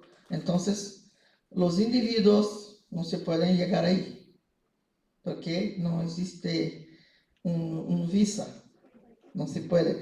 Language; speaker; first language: Spanish; non-native, fluent; Portuguese